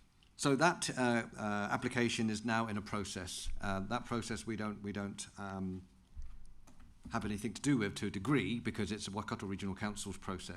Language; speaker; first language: English; native; English